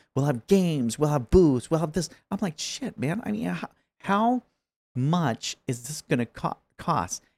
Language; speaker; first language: English; native; English